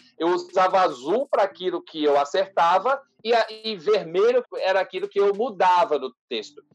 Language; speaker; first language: Portuguese; non-native, fluent; English